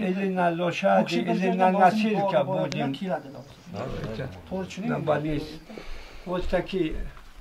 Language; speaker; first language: Russian; non-native, local second language; Uzbek